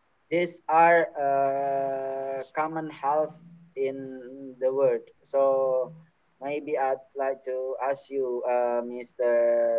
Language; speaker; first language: English; non-native, fluent; Indonesian